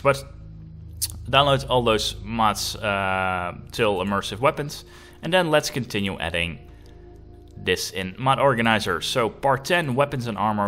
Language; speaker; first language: English; non-native, fluent; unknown